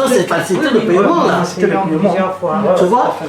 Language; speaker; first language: French; non-native, local second language; Lingala